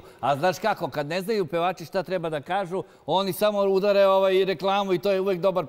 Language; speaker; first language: Serbian; native; Serbian